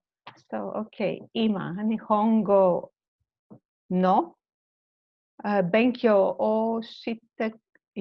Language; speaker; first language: Japanese; non-native, learner; English